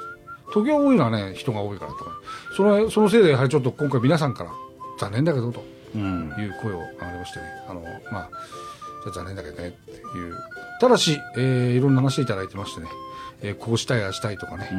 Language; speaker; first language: Japanese; native; Japanese